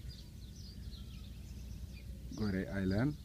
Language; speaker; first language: English; non-native, local second language; Wolof